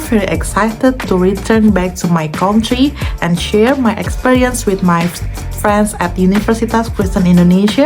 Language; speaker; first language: English; non-native, learner; Indonesian